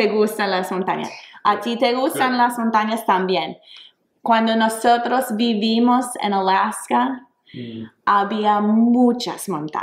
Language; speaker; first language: Spanish; non-native, fluent; English